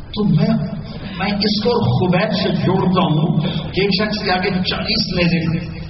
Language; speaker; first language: Urdu; non-native, local second language; Punjabi